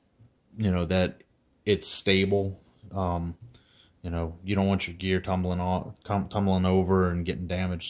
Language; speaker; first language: English; native; English